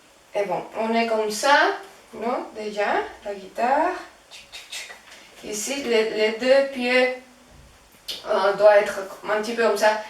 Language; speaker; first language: French; non-native, fluent; Spanish